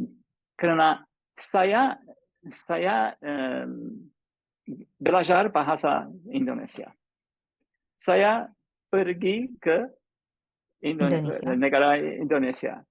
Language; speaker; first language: Indonesian; non-native, learner; English